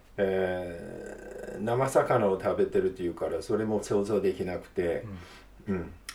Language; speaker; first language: Japanese; non-native, fluent; English